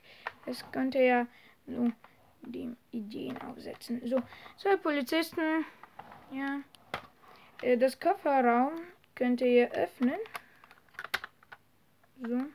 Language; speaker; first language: German; non-native, learner; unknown